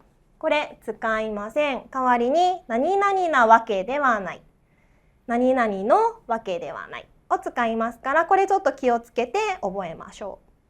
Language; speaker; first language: Japanese; non-native, fluent; Chinese